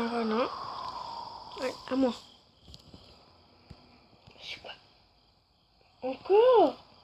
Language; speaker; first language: French; native; French